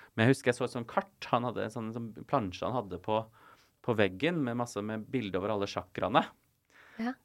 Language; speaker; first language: Norwegian; native; Norwegian